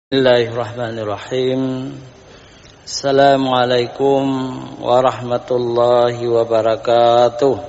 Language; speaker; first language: Indonesian; non-native, local second language; Achinese